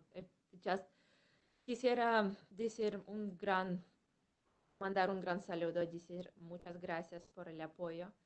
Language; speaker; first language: Spanish; non-native, fluent; Russian